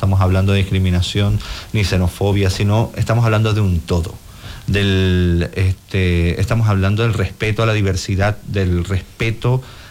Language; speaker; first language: Spanish; native; Spanish